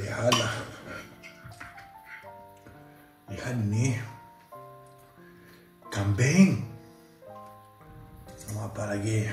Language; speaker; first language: Indonesian; non-native, learner; French